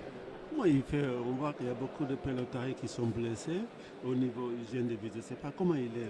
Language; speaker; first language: French; native; French